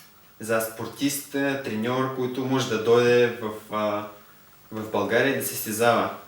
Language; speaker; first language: Bulgarian; non-native, learner; Russian